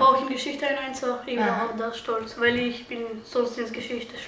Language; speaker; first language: German; early bilingual, other home language; Bulgarian